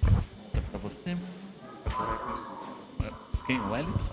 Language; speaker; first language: Portuguese; native; Portuguese